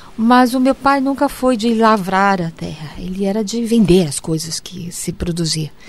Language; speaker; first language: Portuguese; early bilingual, other home language; Japanese